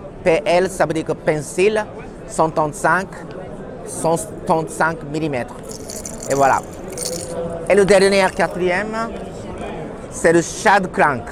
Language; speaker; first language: French; non-native, learner; Japanese